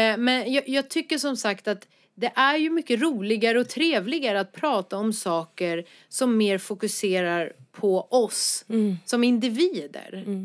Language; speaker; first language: Swedish; early bilingual, other home language; Persian